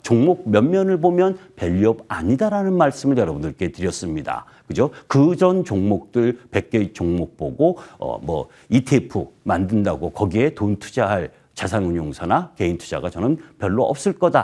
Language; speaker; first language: Korean; native; Korean